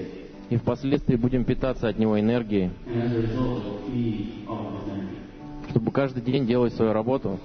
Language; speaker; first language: Russian; native; Russian